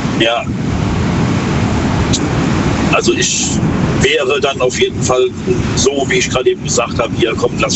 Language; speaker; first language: German; native; German